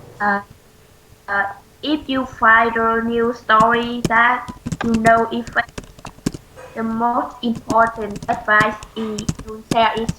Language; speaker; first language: English; non-native, learner; Vietnamese